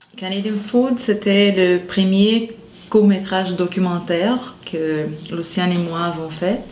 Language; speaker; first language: French; non-native, fluent; Portuguese